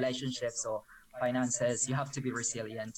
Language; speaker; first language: English; non-native, local second language; Filipino